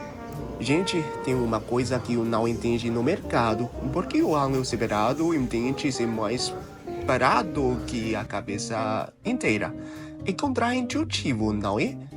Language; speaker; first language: Portuguese; non-native, learner; Chinese